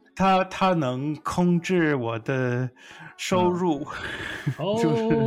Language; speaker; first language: Chinese; non-native, learner; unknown